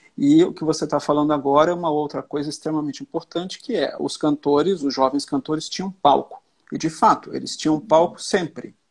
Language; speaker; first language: Portuguese; native; Portuguese